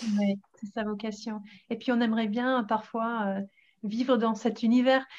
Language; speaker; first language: French; non-native, fluent; English